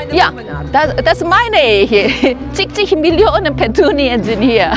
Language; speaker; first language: German; non-native, fluent; Korean